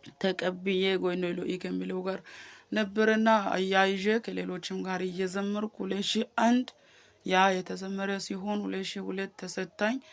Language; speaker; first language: Amharic; non-native, local second language; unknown